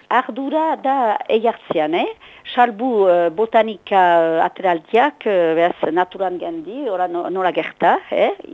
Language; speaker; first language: Basque; native; Basque